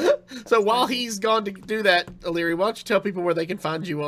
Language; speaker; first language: English; native; English